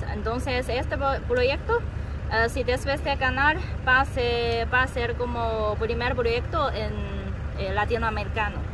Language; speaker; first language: Spanish; non-native, learner; Chinese